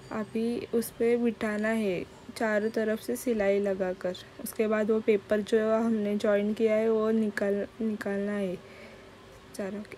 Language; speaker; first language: Hindi; non-native, local second language; Marathi